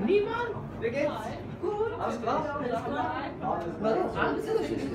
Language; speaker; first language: German; non-native, learner; Arabic